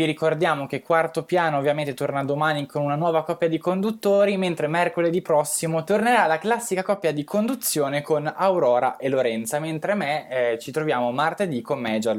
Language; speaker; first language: Italian; native; Italian